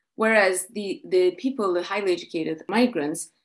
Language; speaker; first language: English; non-native, fluent; Turkish